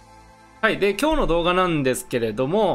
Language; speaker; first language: Japanese; native; Japanese